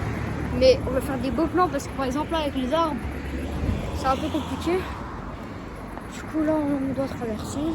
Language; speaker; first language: French; native; French